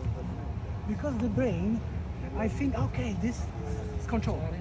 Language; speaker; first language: English; non-native, learner; Italian